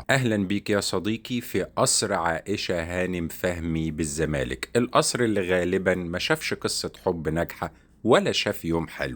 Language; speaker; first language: Arabic; native; Arabic